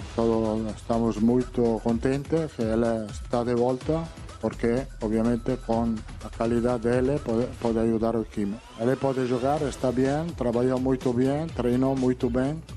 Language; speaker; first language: Portuguese; non-native, fluent; Italian